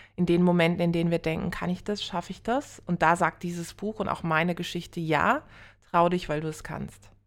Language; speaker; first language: German; native; German